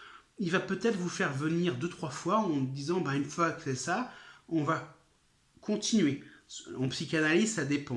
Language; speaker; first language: French; native; French